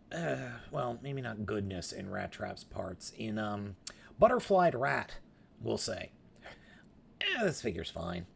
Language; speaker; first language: English; native; English